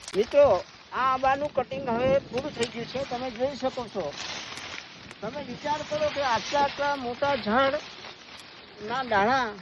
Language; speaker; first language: Gujarati; native; Gujarati